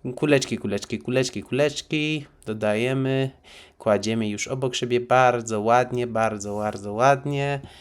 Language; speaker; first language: Polish; non-native, fluent; Persian